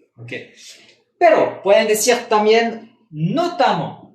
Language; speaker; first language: Spanish; non-native, fluent; French